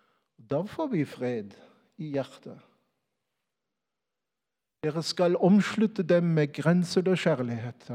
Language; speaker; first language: Norwegian; non-native, fluent; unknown